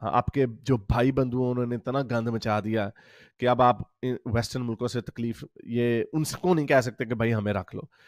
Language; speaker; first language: Urdu; native; Urdu